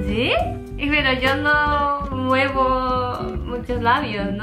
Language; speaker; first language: Spanish; non-native, fluent; Japanese